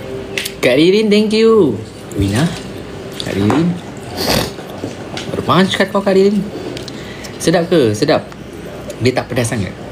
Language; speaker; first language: Malay; native; Malay